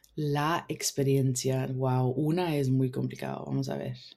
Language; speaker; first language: Spanish; early bilingual, heritage; Spanish